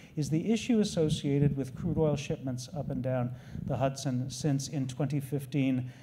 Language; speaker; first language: English; native; English